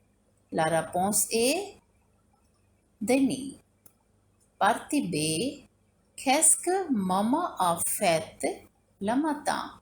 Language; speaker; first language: French; non-native, fluent; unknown